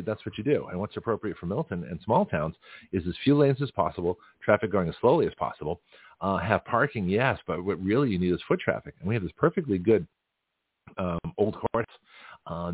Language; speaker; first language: English; native; English